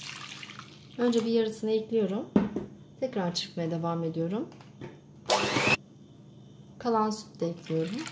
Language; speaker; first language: Turkish; native; Turkish